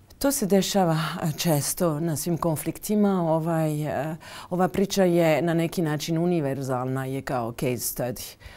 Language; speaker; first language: Bosnian; non-native, fluent; French